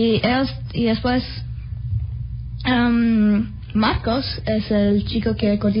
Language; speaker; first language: Spanish; early bilingual, heritage; Spanish